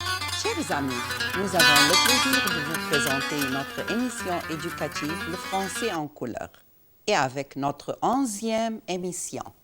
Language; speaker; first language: French; non-native, fluent; Arabic